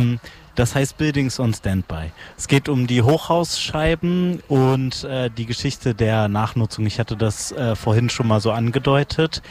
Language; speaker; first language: German; native; German